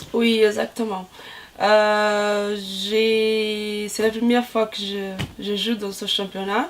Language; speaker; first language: French; non-native, fluent; Portuguese